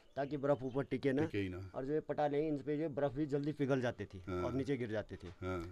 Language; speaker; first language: Hindi; non-native, local second language; Garhwali